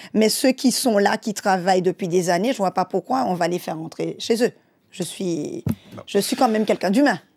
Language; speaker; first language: French; native; French